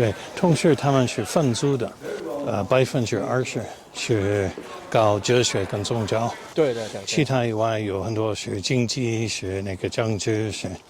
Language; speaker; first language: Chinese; non-native, fluent; English